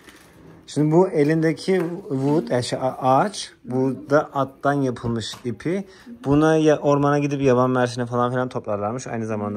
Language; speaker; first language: Turkish; native; Turkish